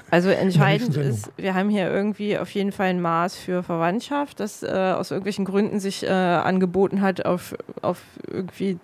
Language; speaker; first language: German; native; German